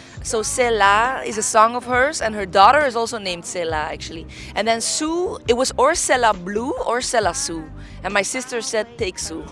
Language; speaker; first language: English; non-native, fluent; Dutch